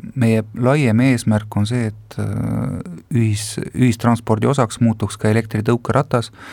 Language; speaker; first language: Estonian; non-native, local second language; Russian